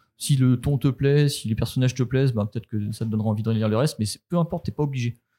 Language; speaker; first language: French; native; French